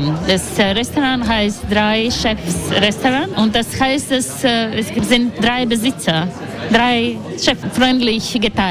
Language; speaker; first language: German; non-native, learner; Latvian